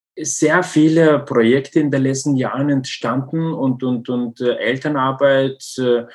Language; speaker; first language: German; non-native, learner; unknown